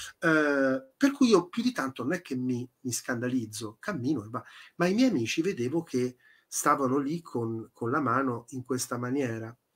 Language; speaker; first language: Italian; native; Italian